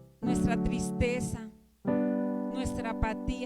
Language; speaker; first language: Spanish; native; Spanish